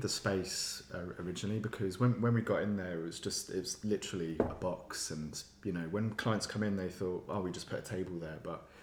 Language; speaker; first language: English; native; English